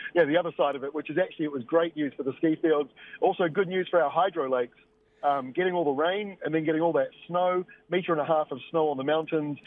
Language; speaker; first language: English; native; English